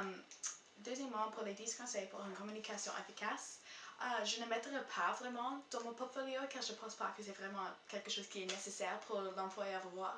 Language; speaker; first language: French; non-native, local second language; English